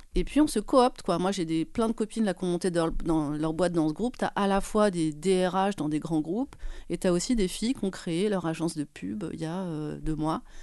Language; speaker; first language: French; native; French